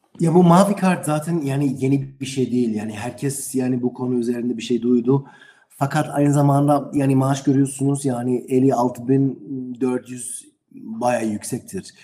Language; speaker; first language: Turkish; non-native, learner; German